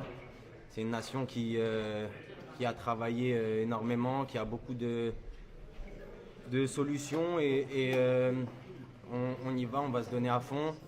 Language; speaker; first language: French; early bilingual, other home language; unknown